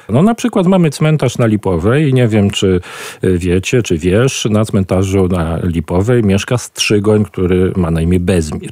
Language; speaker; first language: Polish; native; Polish